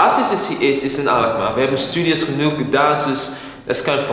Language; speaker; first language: Dutch; non-native, fluent; English